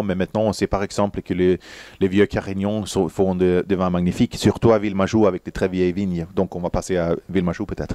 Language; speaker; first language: French; non-native, fluent; Swedish